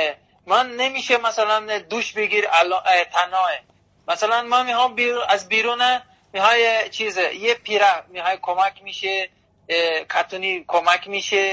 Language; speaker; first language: Persian; non-native, learner; Portuguese